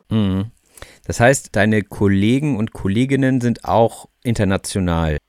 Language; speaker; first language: German; native; German